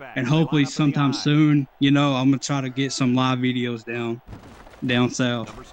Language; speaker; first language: English; native; English